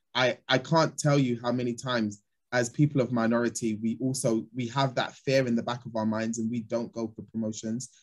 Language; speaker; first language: English; native; English